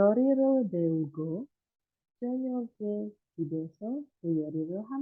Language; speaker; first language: Korean; non-native, fluent; Indonesian